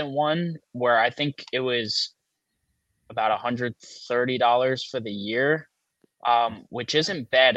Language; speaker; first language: English; native; English